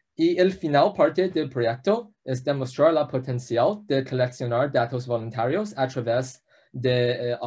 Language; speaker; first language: Spanish; non-native, learner; English